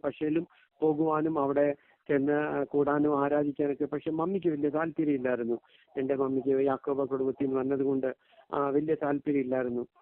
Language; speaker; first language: Malayalam; early bilingual, heritage; Malayalam